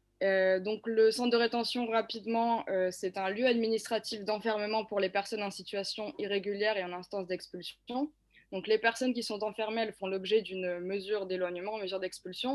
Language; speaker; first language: French; native; French